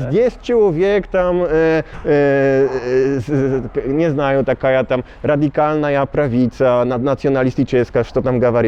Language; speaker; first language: Russian; non-native, learner; Polish